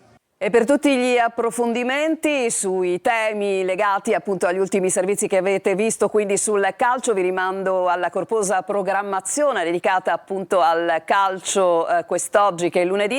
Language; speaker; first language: Italian; native; Italian